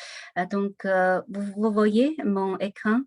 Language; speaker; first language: French; non-native, learner; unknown